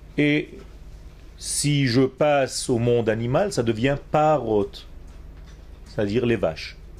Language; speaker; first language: French; non-native, fluent; Hebrew